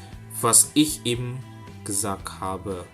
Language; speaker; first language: German; non-native, fluent; Indonesian